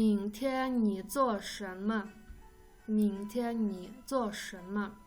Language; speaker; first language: Chinese; non-native, fluent; Kyrgyz